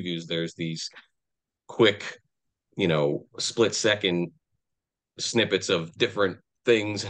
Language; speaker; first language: English; native; English